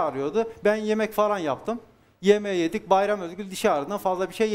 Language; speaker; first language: Turkish; native; Turkish